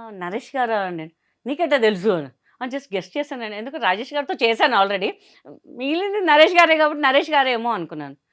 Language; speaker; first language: Telugu; non-native, local second language; Hindi